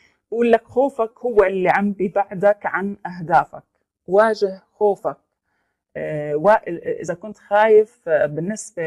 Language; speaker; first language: Arabic; native; Arabic